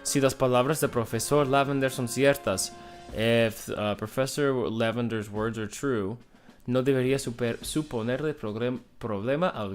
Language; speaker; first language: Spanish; non-native, fluent; English